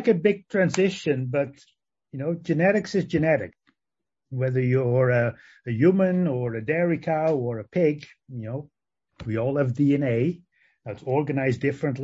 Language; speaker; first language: English; non-native, fluent; Dutch